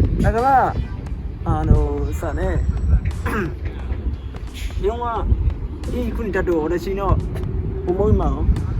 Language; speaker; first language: Japanese; non-native, learner; Bangla